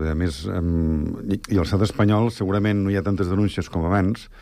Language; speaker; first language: Catalan; native; Catalan